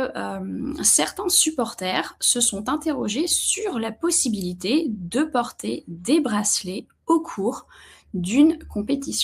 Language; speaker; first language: French; native; French